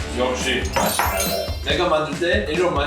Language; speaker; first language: Korean; non-native, fluent; Greek